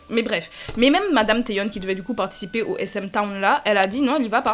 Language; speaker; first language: French; native; French